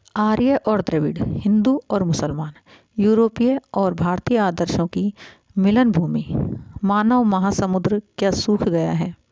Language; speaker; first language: Hindi; native; Hindi